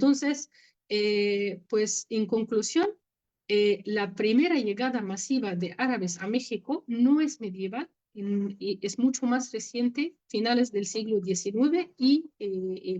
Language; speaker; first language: Spanish; non-native, fluent; Arabic